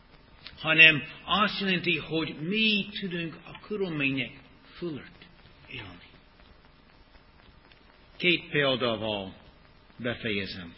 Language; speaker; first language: Hungarian; non-native, fluent; English